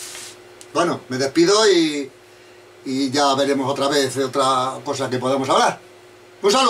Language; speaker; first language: Spanish; native; Spanish